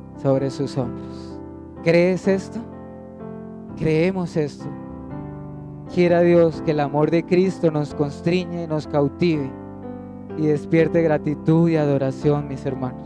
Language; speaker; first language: Spanish; native; Spanish